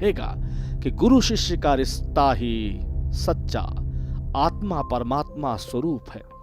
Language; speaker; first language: Hindi; native; Hindi